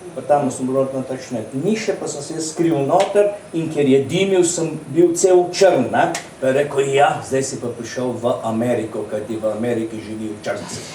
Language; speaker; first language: Slovenian; native; Slovenian